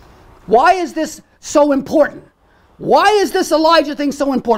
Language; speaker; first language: English; native; English